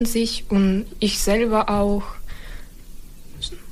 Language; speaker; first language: German; non-native, fluent; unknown